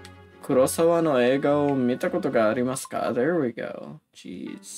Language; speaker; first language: Japanese; non-native, learner; English